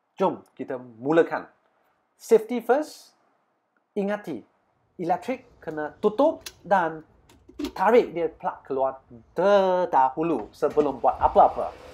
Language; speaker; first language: Malay; non-native, local second language; Chinese